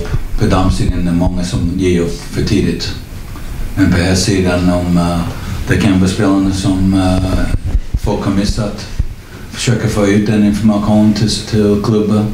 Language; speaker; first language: Swedish; non-native, learner; English